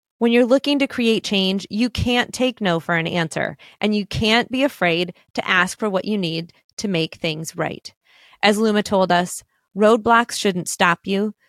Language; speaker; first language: English; native; English